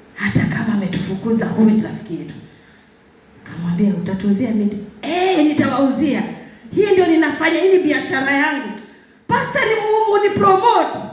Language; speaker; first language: Swahili; non-native, local second language; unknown